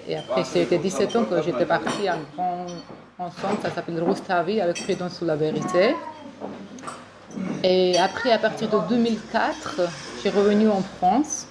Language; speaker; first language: French; non-native, learner; Georgian